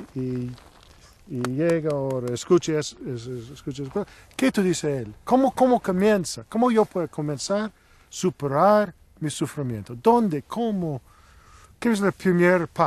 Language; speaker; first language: Spanish; non-native, learner; English